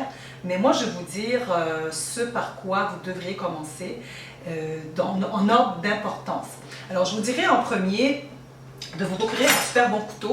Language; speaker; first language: French; native; French